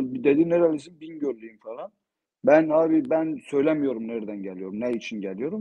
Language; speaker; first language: Turkish; non-native, local second language; Zaza